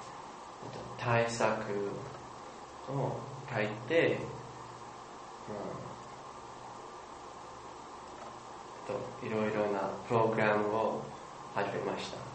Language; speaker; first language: Japanese; non-native, learner; English